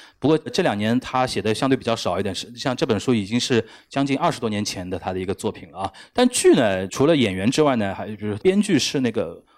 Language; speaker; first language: Chinese; native; Chinese